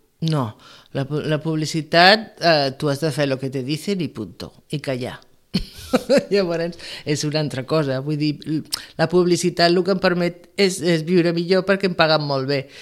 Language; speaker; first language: Catalan; non-native, local second language; Spanish